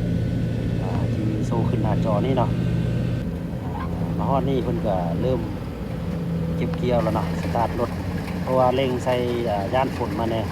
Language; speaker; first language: Thai; non-native, local second language; Northeastern Thai